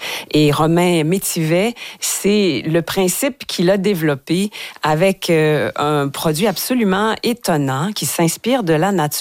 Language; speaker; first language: French; native; French